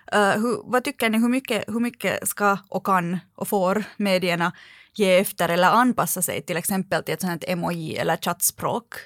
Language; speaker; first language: Swedish; native; Swedish